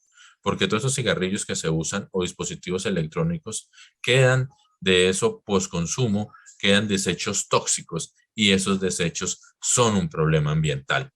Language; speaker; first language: Spanish; native; Spanish